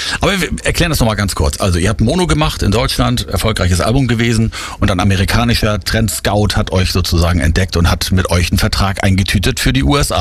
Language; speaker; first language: German; native; German